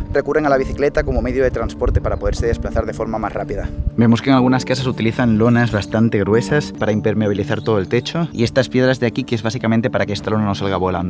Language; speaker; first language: Spanish; native; Spanish